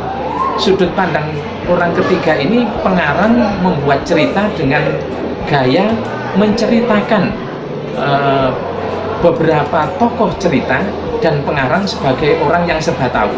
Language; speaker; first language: Indonesian; native; Indonesian